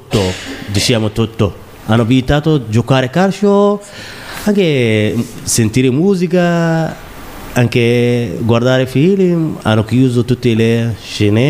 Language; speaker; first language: Italian; non-native, learner; Somali